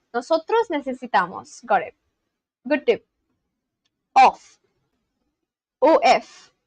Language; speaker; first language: Spanish; non-native, learner; Bangla